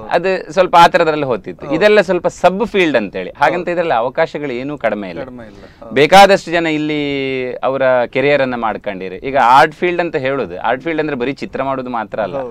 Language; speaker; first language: Kannada; native; Kannada